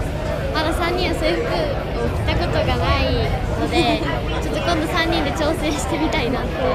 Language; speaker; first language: Japanese; native; Japanese